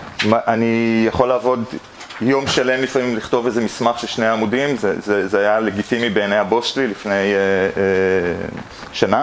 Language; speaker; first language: Hebrew; native; Hebrew